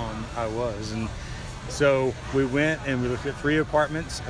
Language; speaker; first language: English; native; English